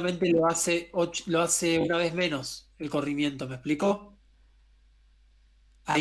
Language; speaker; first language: Spanish; native; Spanish